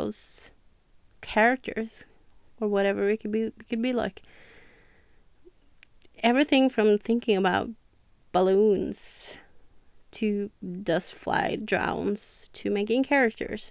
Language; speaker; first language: English; non-native, fluent; Norwegian